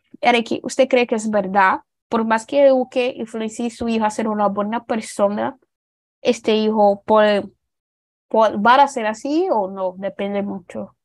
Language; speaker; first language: Spanish; non-native, learner; Portuguese